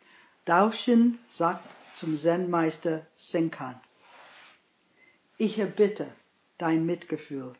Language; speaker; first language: German; non-native, fluent; English